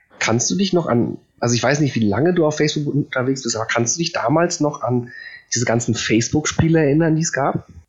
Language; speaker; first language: German; early bilingual, other home language; Polish